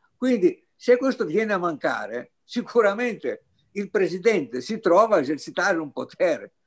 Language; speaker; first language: Italian; non-native, fluent; Greek